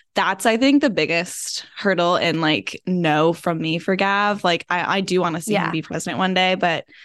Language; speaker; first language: English; native; English